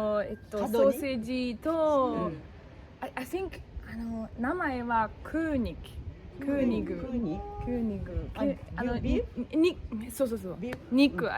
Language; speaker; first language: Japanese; non-native, learner; German